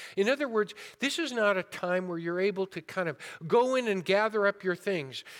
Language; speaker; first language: English; native; English